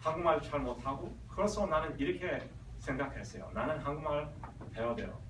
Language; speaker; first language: Korean; early bilingual, other home language; English